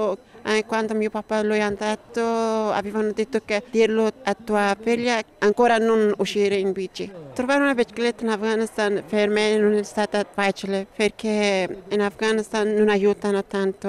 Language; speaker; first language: Italian; non-native, learner; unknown